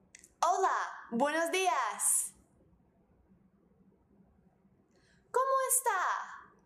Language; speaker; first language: Spanish; non-native, fluent; English